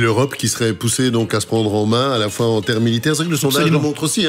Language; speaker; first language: French; native; French